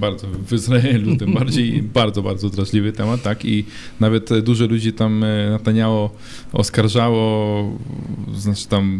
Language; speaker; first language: Polish; non-native, fluent; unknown